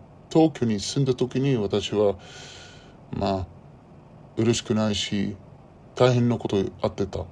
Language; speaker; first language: Japanese; non-native, learner; Arabic